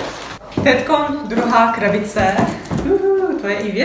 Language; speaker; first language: Czech; non-native, learner; Turkish